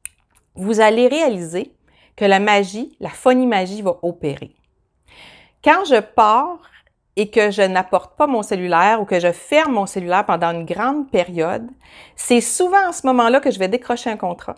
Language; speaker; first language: French; native; French